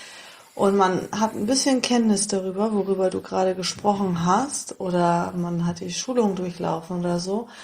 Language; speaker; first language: German; native; German